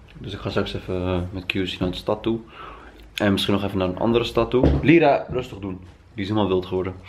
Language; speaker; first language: Dutch; early bilingual, other home language; Turkish